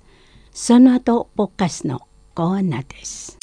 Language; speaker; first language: Japanese; non-native, fluent; Indonesian